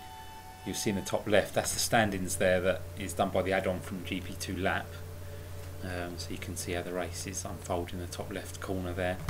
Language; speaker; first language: English; native; English